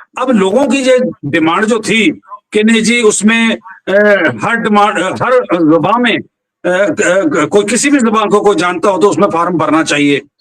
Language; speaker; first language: Hindi; non-native, local second language; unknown